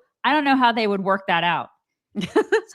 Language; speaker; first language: English; native; English